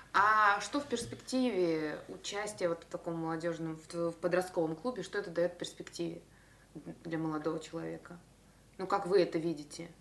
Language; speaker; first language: Russian; native; Russian